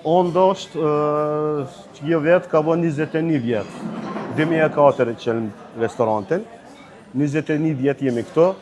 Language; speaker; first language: Albanian; early bilingual, heritage; Albanian